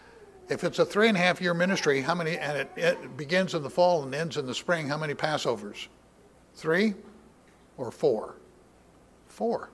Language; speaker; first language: English; native; English